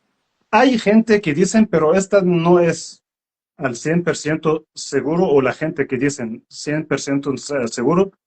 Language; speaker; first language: Spanish; non-native, learner; Arabic